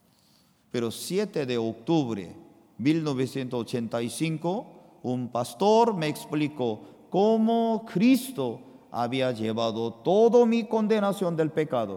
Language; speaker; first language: Spanish; non-native, fluent; Korean